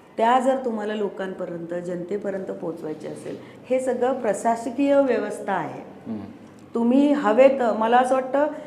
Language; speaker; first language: Marathi; non-native, fluent; Hindi